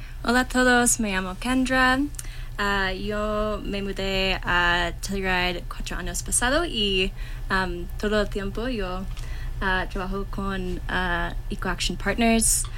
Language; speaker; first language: Spanish; non-native, learner; English